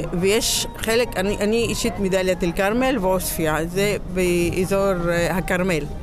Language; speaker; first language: Hebrew; non-native, local second language; Arabic